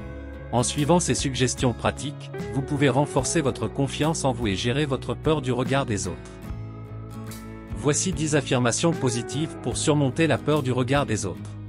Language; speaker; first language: French; native; French